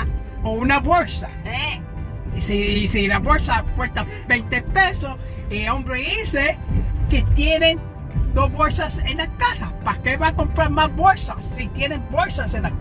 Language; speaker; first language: Spanish; early bilingual, heritage; Spanish